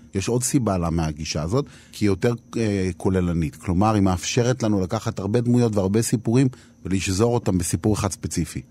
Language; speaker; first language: Hebrew; native; Hebrew